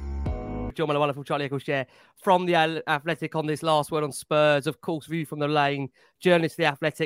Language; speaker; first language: English; native; English